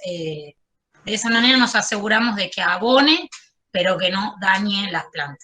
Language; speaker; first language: Spanish; native; Spanish